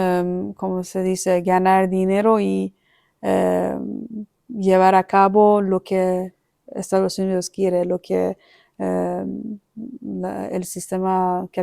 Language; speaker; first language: Spanish; non-native, fluent; Persian